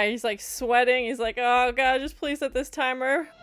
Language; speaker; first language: English; native; English